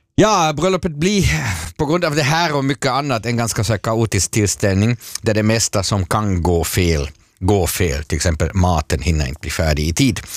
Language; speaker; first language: Swedish; native; Swedish